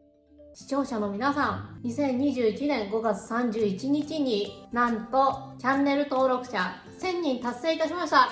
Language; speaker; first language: Japanese; native; Japanese